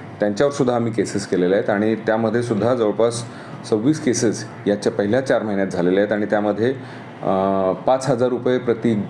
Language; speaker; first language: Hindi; non-native, local second language; Marathi